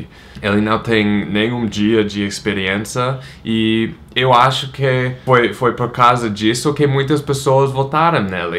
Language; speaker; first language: Portuguese; non-native, fluent; English